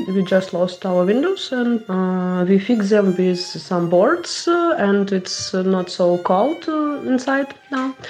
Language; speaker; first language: English; non-native, learner; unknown